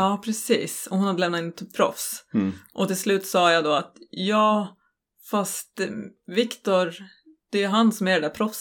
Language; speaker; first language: Swedish; native; Swedish